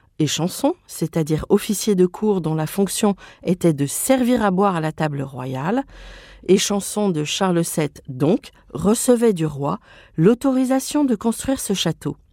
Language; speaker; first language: French; native; French